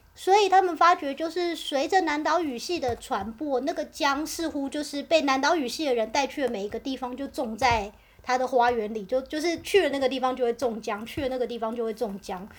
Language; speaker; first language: Chinese; native; Chinese